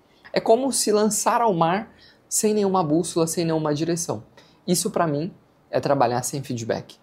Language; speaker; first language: Portuguese; native; Portuguese